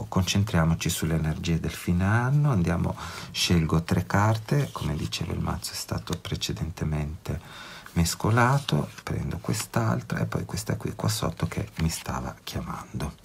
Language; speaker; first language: Italian; native; Italian